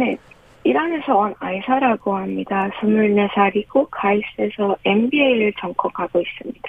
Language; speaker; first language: Korean; non-native, fluent; Persian